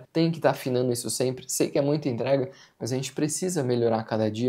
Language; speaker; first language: Portuguese; native; Portuguese